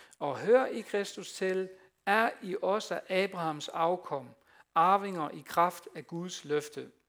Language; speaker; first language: Danish; non-native, fluent; Dutch